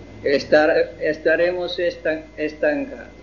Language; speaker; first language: Spanish; non-native, fluent; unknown